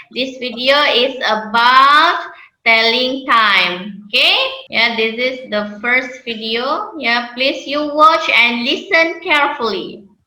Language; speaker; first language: English; non-native, fluent; Indonesian